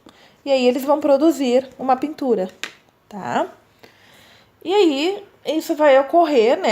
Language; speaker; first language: Portuguese; native; Portuguese